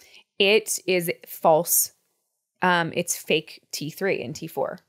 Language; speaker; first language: English; native; English